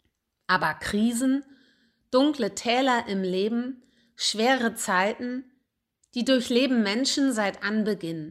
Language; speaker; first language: German; native; German